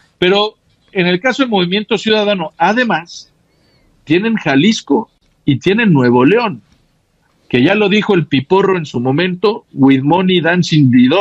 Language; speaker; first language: Spanish; native; Spanish